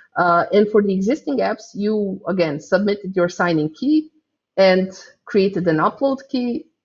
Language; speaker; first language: English; non-native, fluent; Croatian